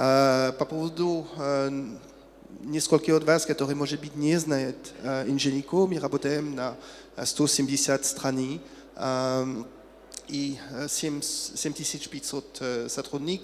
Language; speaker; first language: Russian; non-native, learner; French